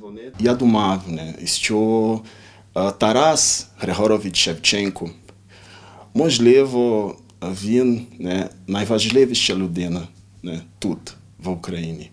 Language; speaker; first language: Ukrainian; non-native, learner; Portuguese